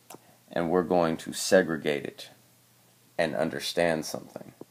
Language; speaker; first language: English; native; English